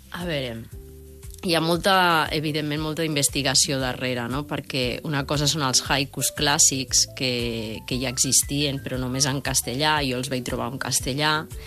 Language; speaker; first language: Catalan; native; Catalan